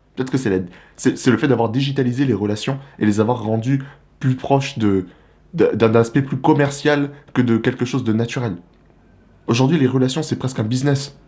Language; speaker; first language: French; native; French